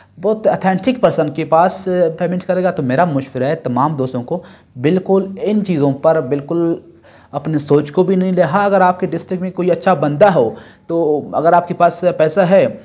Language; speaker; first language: Urdu; non-native, local second language; Brahui